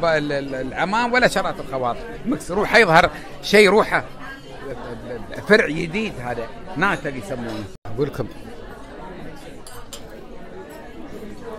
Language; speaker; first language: Arabic; native; Arabic